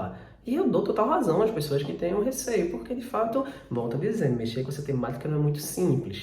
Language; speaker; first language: Portuguese; native; Portuguese